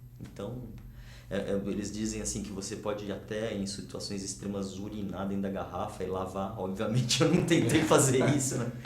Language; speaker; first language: Portuguese; native; Portuguese